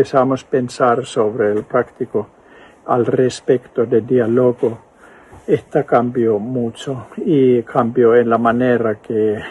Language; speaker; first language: Spanish; non-native, fluent; Finnish